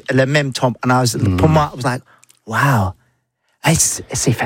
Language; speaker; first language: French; non-native, learner; English